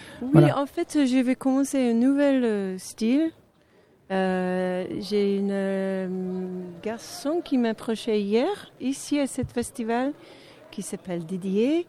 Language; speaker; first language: French; non-native, fluent; English